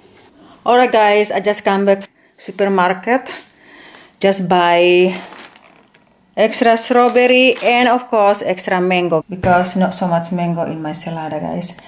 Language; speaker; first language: English; non-native, learner; Indonesian